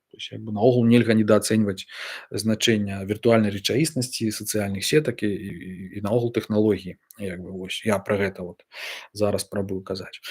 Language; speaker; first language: Belarusian; non-native, local second language; Russian